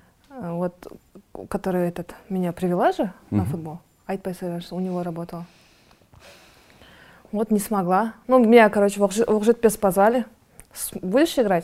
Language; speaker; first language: Russian; non-native, local second language; Kazakh